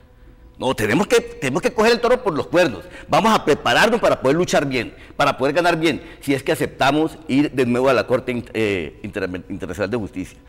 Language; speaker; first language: Spanish; native; Spanish